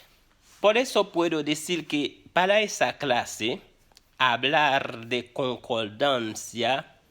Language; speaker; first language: Spanish; non-native, fluent; Haitian Creole